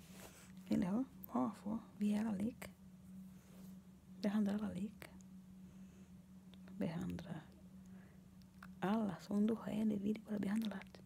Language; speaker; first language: Swedish; non-native, learner; Portuguese